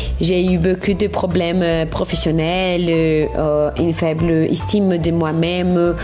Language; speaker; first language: French; non-native, fluent; Portuguese